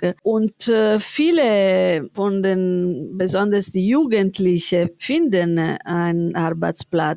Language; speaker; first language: German; non-native, fluent; Italian